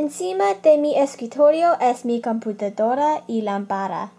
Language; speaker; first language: Spanish; non-native, learner; English